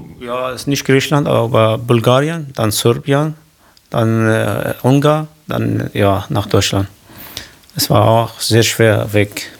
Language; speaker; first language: German; non-native, learner; Kurdish